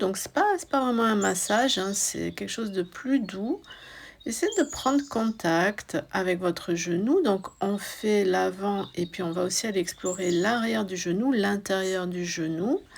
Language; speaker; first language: French; native; French